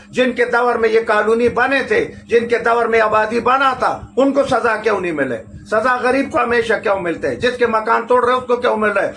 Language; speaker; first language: Urdu; non-native, local second language; Pashto